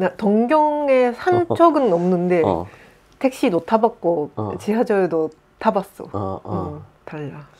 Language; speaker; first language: Korean; non-native, fluent; Japanese